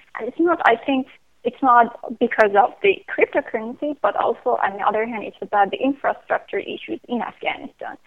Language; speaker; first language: English; non-native, fluent; Persian